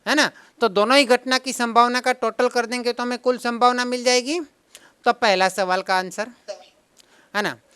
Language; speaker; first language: Hindi; non-native, local second language; Gujarati